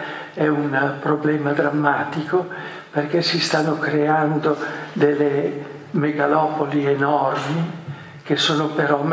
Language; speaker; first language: Italian; native; Italian